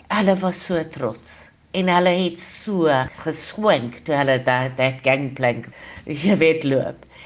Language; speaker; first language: Afrikaans; non-native, local second language; English